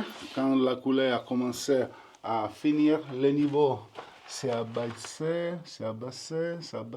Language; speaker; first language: French; non-native, learner; Italian